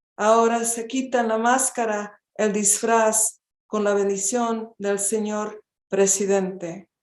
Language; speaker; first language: Spanish; early bilingual, heritage; Spanish